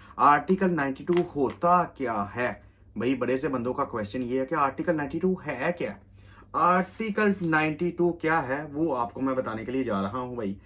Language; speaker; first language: Urdu; non-native, local second language; Punjabi